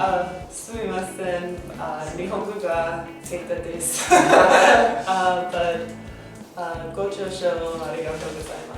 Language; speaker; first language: Japanese; non-native, learner; English